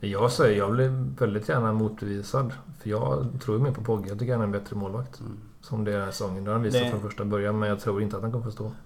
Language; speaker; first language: Swedish; native; Swedish